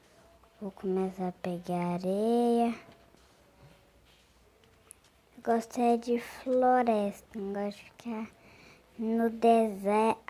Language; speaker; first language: Portuguese; native; Portuguese